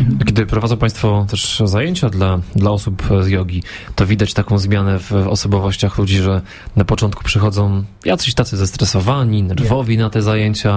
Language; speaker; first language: Polish; native; Polish